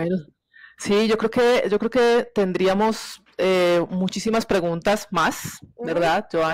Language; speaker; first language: Spanish; native; Spanish